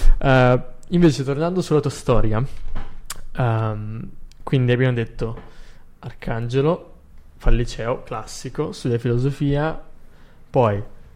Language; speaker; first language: Italian; early bilingual, other home language; Arabic